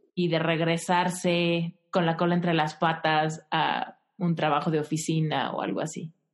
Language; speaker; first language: Spanish; native; Spanish